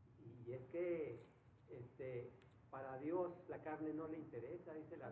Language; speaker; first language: Spanish; native; Spanish